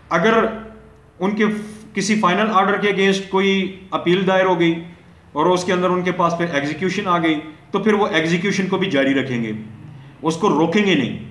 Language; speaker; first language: Urdu; native; Urdu